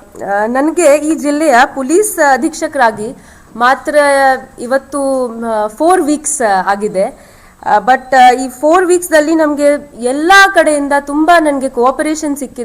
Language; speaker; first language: Kannada; non-native, local second language; Hindi